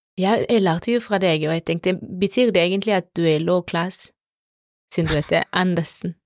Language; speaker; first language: Norwegian; non-native, fluent; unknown